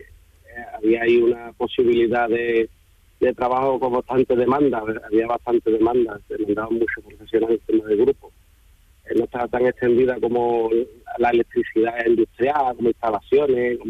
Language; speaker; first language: Spanish; native; Spanish